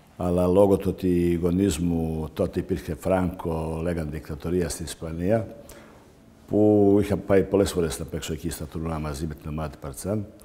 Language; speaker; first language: Greek; non-native, fluent; Serbian